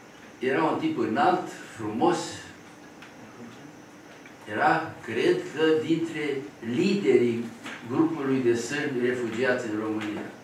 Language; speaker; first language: Romanian; native; Romanian